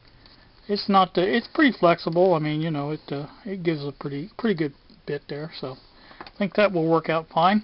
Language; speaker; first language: English; native; English